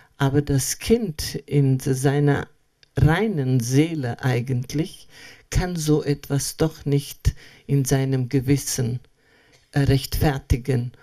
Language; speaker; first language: German; non-native, fluent; Serbian